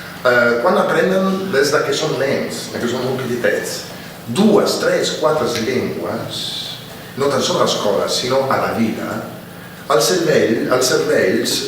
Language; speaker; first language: Catalan; non-native, fluent; Italian